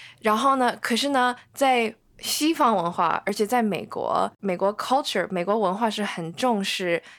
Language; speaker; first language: Chinese; early bilingual, heritage; Chinese